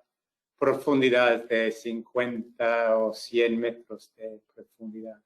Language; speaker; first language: Spanish; non-native, fluent; English